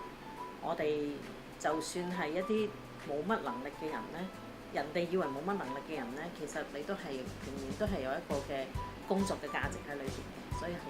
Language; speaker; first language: Cantonese; native; Cantonese